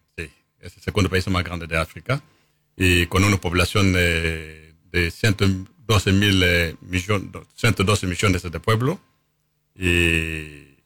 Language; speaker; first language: Spanish; non-native, fluent; Lingala